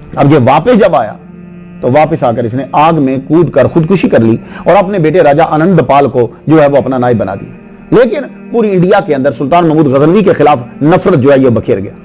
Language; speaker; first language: Urdu; native; Urdu